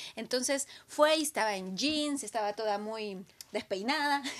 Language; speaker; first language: Spanish; native; Spanish